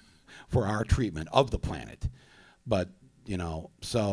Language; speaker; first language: English; native; English